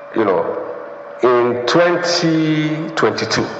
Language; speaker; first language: English; non-native, local second language; Yoruba